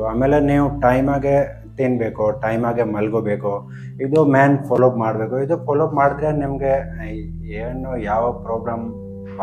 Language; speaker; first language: Kannada; non-native, local second language; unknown